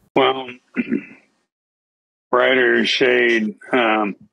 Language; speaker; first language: English; native; English